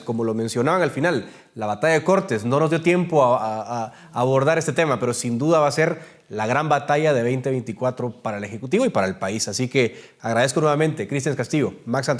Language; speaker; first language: Spanish; native; Spanish